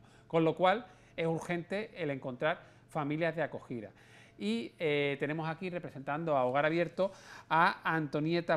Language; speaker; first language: Spanish; native; Spanish